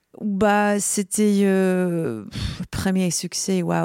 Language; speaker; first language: French; non-native, learner; English